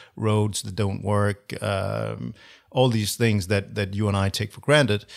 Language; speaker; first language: English; non-native, fluent; Danish